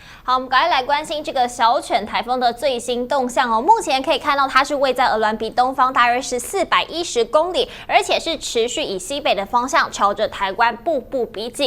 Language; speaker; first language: Chinese; native; Chinese